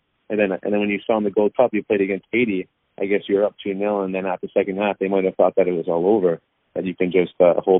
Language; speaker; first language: English; native; English